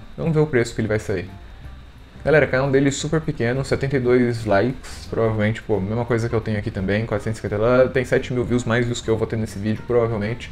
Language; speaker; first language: Portuguese; native; Portuguese